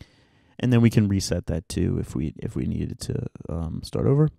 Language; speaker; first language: English; native; English